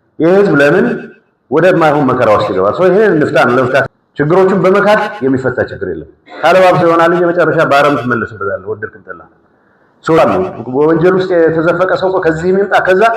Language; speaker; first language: Amharic; non-native, local second language; Tigrinya